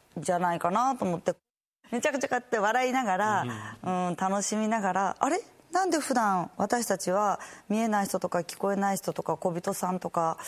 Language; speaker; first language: Japanese; native; Japanese